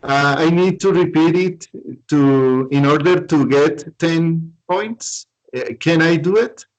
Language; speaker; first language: English; non-native, learner; Spanish